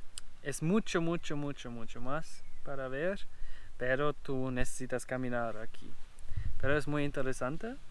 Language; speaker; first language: Spanish; non-native, learner; German